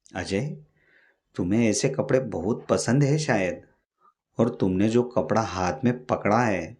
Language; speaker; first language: Hindi; non-native, local second language; Marathi